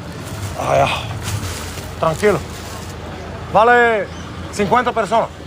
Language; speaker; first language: Spanish; non-native, learner; Bulgarian